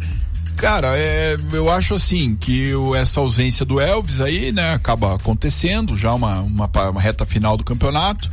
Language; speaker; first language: Portuguese; native; Portuguese